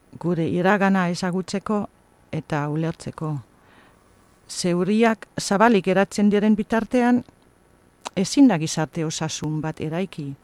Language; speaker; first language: Basque; non-native, fluent; German